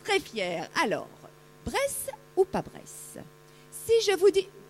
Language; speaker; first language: French; native; French